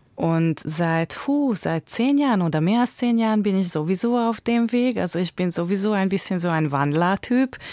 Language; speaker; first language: German; non-native, fluent; Hungarian